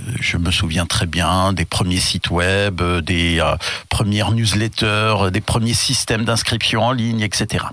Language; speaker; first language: French; native; French